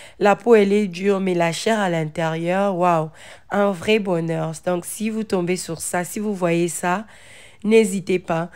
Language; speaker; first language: French; non-native, local second language; Lingala